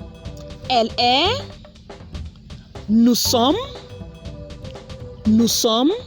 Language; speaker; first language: French; non-native, fluent; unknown